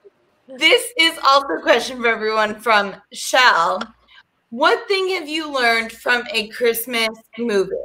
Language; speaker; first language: English; native; English